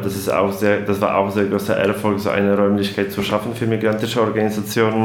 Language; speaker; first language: German; non-native, fluent; Polish